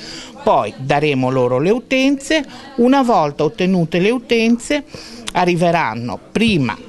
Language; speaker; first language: Italian; native; Italian